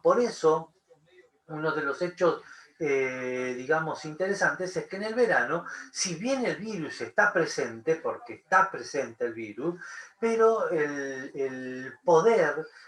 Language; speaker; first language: Spanish; native; Spanish